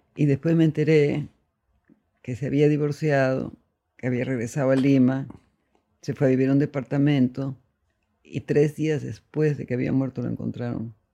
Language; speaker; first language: Spanish; native; Spanish